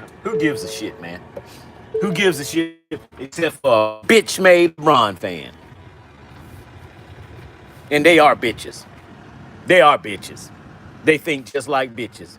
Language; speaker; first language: English; native; English